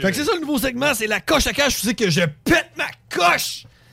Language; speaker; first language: French; native; French